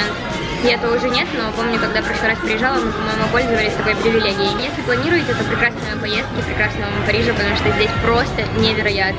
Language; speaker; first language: Russian; native; Russian